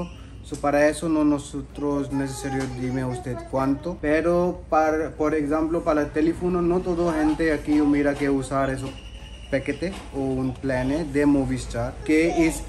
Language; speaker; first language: Spanish; non-native, learner; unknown